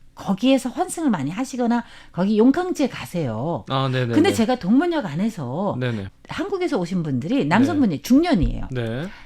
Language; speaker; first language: Korean; non-native, fluent; Chinese